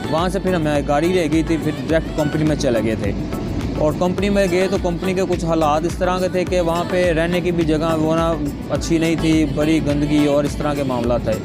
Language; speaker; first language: Urdu; non-native, local second language; Punjabi